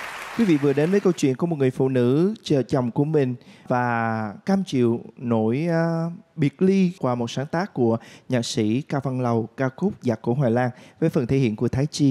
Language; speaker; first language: Vietnamese; native; Vietnamese